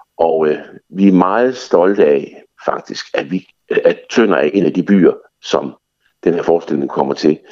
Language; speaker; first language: Danish; native; Danish